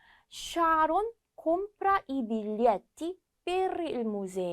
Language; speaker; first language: Italian; non-native, fluent; Korean